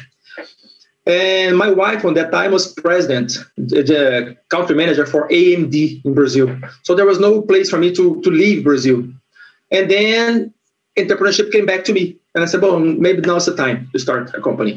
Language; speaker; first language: English; non-native, fluent; Portuguese